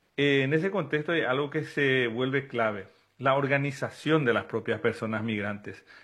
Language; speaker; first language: Spanish; native; Spanish